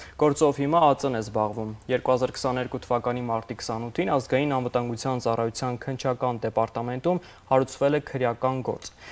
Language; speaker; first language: Armenian; native; Armenian